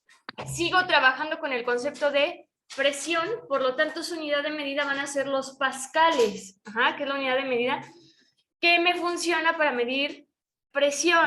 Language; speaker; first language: Spanish; native; Spanish